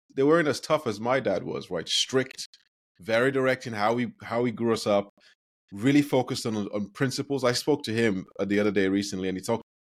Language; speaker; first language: English; non-native, local second language; Yoruba